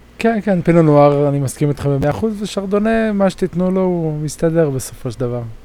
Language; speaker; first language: Hebrew; native; Hebrew